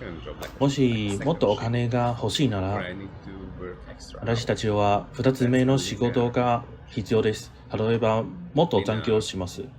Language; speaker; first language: Japanese; non-native, learner; English